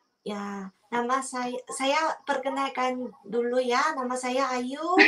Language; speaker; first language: Indonesian; non-native, fluent; Korean